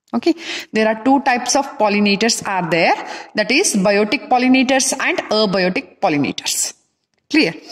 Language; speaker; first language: English; non-native, local second language; Kannada